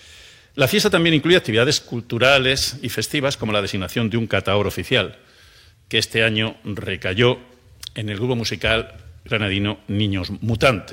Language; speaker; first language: Spanish; native; Spanish